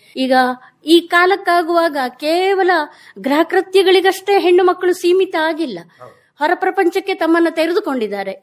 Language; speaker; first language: Kannada; native; Kannada